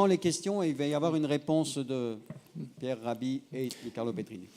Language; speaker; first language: French; native; French